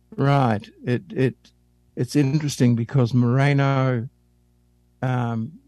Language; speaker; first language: English; native; English